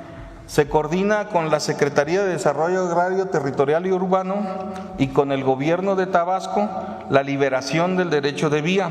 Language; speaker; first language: Spanish; native; Spanish